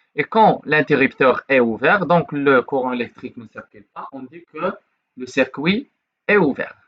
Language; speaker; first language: French; non-native, local second language; Arabic